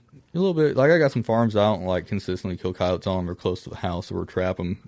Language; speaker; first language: English; native; English